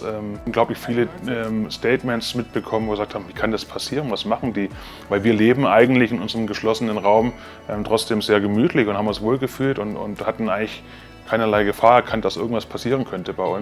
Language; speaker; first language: German; native; German